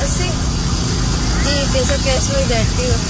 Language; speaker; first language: Spanish; early bilingual, heritage; Spanish